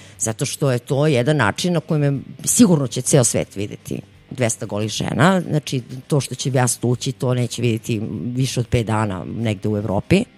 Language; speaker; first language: Serbian; native; Serbian